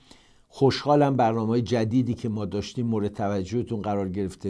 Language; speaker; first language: Persian; native; Persian